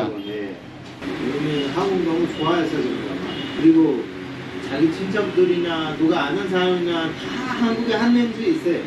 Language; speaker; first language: Korean; non-native, local second language; Nepali